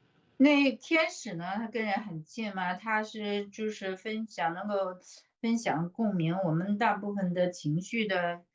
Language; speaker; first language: Chinese; native; Chinese